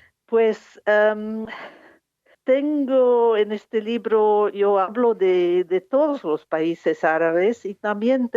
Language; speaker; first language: Spanish; non-native, fluent; English